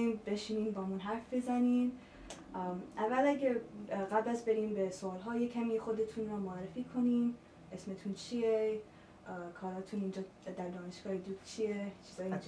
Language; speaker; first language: Persian; early bilingual, heritage; Persian